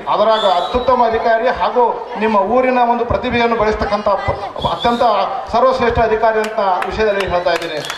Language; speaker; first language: Kannada; native; Kannada